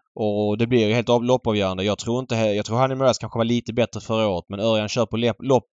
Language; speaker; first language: Swedish; native; Swedish